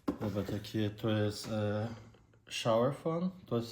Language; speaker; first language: Polish; non-native, learner; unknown